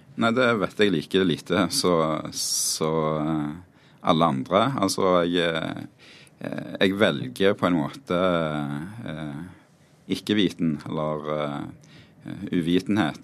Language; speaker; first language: Norwegian; native; Norwegian